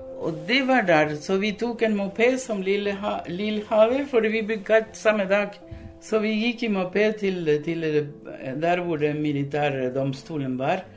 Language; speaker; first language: Norwegian; early bilingual, other home language; Spanish